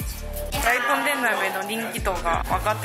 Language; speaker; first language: Japanese; non-native, fluent; Chinese